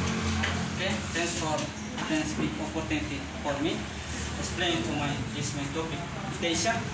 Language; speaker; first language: English; non-native, learner; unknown